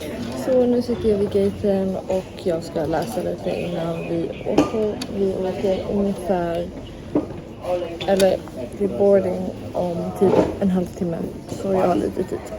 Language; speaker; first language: Swedish; early bilingual, heritage; Swedish